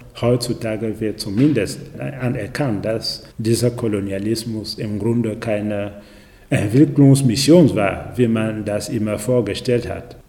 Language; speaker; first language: German; non-native, fluent; French